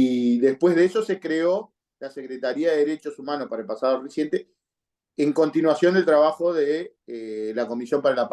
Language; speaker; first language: Spanish; native; Spanish